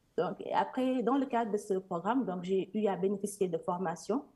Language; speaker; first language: French; non-native, local second language; Serer